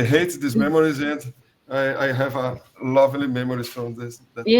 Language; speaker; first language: English; non-native, learner; Portuguese